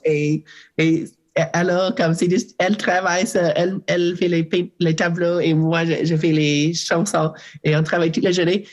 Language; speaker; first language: French; non-native, learner; English